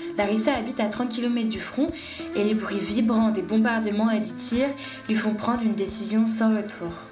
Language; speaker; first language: French; native; French